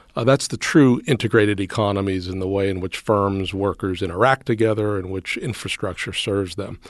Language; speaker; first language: English; native; English